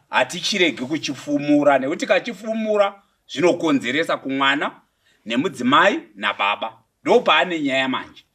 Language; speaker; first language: Shona; native; Shona